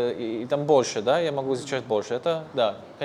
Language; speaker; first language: Russian; non-native, fluent; Polish